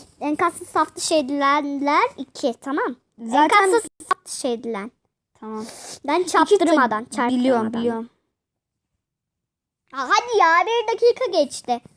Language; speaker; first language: Turkish; native; Turkish